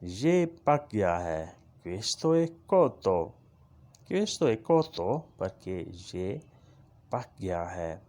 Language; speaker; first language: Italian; non-native, learner; Urdu